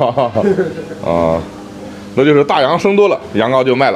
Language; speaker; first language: Chinese; native; Chinese